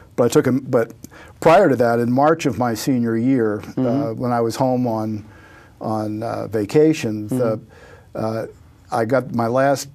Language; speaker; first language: English; native; English